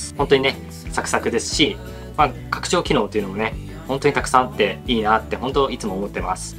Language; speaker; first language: Japanese; native; Japanese